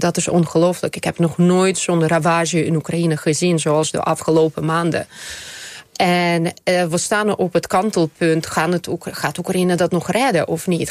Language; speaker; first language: Dutch; non-native, fluent; Ukrainian